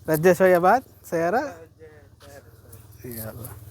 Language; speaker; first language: Arabic; non-native, learner; Telugu